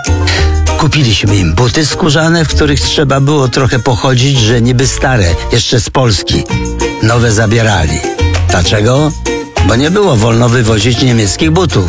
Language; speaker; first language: Polish; native; Polish